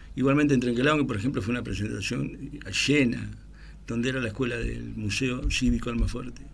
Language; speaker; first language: Spanish; native; Spanish